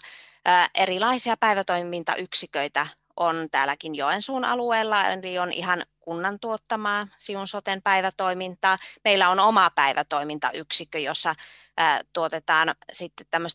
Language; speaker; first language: Finnish; native; Finnish